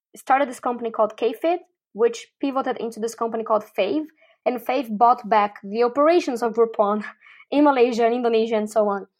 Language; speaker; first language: English; non-native, fluent; Portuguese